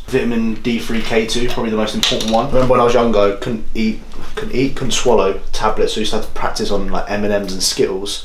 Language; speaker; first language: English; native; English